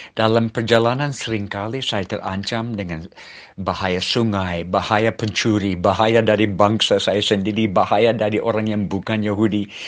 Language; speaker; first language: Malay; non-native, fluent; English